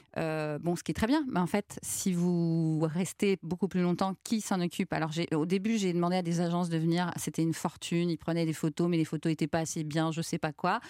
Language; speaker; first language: French; native; French